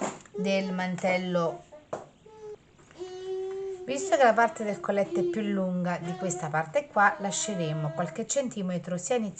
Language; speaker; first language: Italian; native; Italian